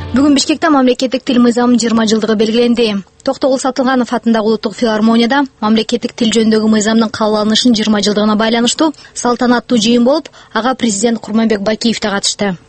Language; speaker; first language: Kyrgyz; native; Kyrgyz